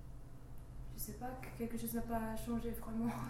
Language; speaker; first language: French; non-native, fluent; English